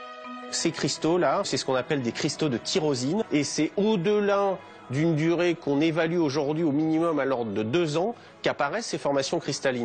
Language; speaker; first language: French; native; French